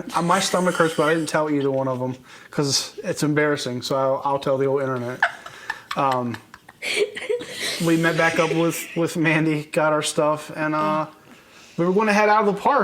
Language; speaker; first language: English; native; English